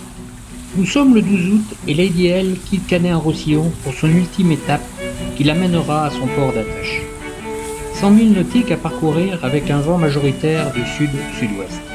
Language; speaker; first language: French; native; French